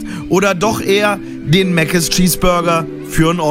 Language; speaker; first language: German; native; German